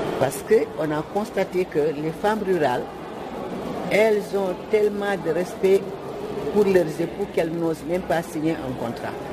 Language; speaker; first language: French; non-native, local second language; Wolof